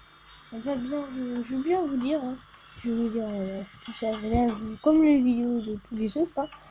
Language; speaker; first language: French; native; French